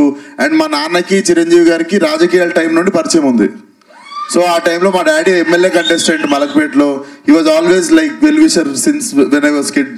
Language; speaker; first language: Telugu; native; Telugu